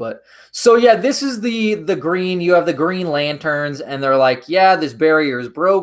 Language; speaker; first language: English; native; English